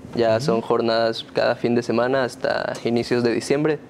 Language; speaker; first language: Spanish; native; Spanish